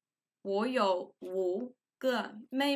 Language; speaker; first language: Chinese; non-native, fluent; English